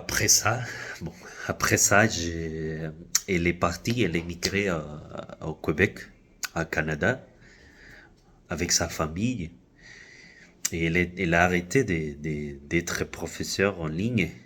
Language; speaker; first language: French; non-native, fluent; Spanish